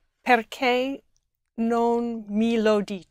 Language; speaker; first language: Italian; non-native, learner; English